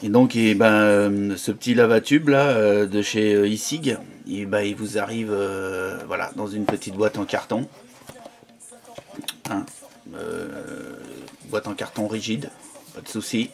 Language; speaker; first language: French; native; French